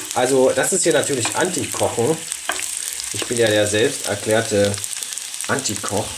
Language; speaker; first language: German; native; German